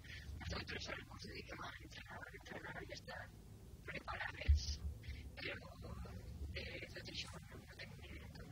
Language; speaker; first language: Catalan; non-native, local second language; Spanish